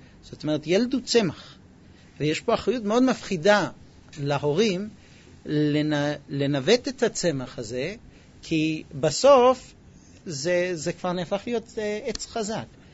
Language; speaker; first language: Hebrew; non-native, fluent; English